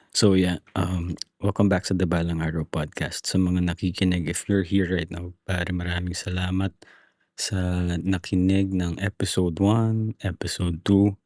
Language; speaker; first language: Filipino; native; Filipino